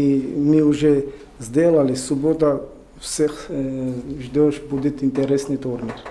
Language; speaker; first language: Russian; non-native, learner; Georgian